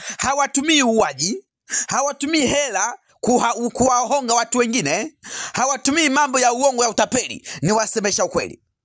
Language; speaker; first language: Swahili; native; Swahili